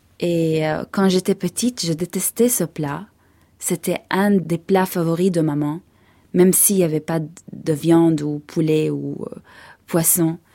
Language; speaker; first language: French; non-native, fluent; Arabic